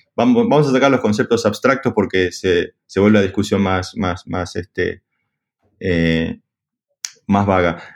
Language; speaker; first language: Spanish; native; Spanish